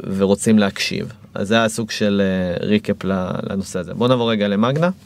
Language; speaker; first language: Hebrew; native; Hebrew